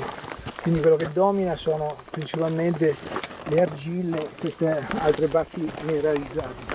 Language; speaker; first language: Italian; native; Italian